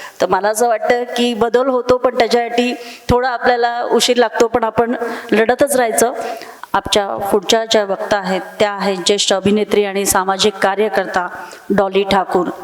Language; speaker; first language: Marathi; native; Marathi